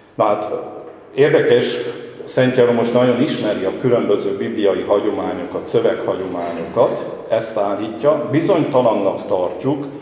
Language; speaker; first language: Hungarian; native; Hungarian